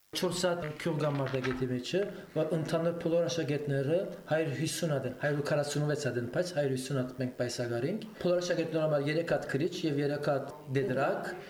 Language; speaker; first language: Armenian; early bilingual, heritage; Armenian